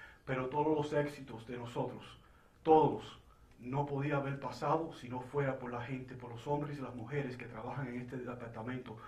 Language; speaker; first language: Spanish; early bilingual, heritage; Spanish